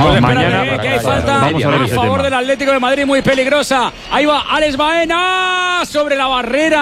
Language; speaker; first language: Spanish; native; Spanish